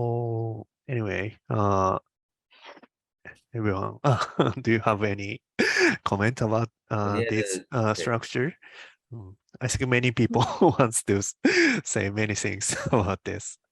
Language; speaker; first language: English; non-native, learner; Japanese